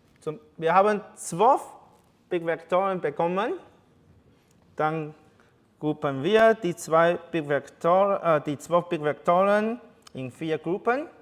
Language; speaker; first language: German; non-native, learner; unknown